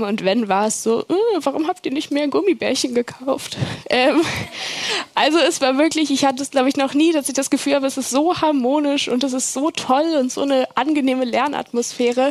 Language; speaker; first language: German; native; German